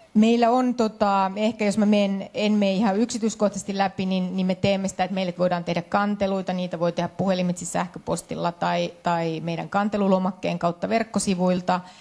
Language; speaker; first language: Finnish; native; Finnish